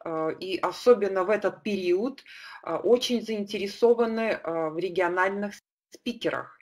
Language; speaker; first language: Russian; native; Russian